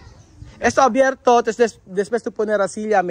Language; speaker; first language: Spanish; non-native, learner; Filipino